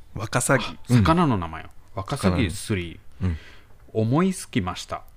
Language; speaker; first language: Japanese; non-native, fluent; Bangla